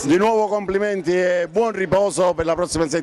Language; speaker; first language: Italian; native; Italian